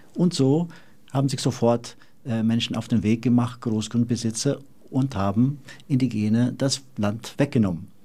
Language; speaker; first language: German; non-native, fluent; Portuguese